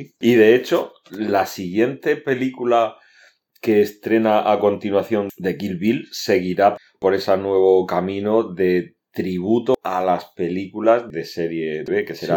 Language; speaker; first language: Spanish; native; Spanish